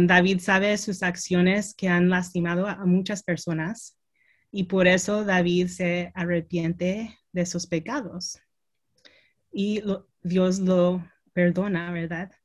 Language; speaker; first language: Spanish; early bilingual, heritage; Spanish